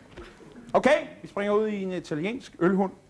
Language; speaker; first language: Danish; native; Danish